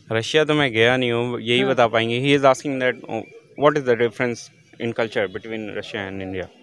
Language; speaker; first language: Hindi; native; Hindi